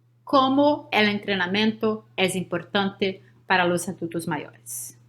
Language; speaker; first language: Spanish; non-native, learner; Portuguese